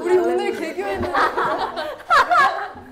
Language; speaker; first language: Korean; native; Korean